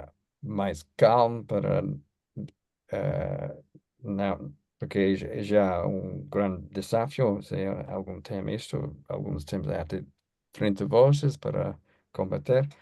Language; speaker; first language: Portuguese; non-native, learner; English